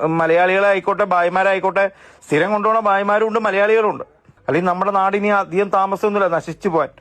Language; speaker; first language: Malayalam; native; Malayalam